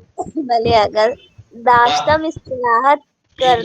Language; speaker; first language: Persian; non-native, learner; Urdu